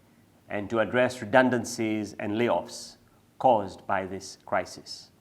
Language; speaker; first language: English; non-native, local second language; Seselwa Creole French